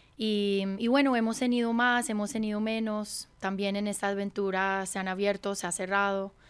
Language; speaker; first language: Spanish; early bilingual, heritage; Spanish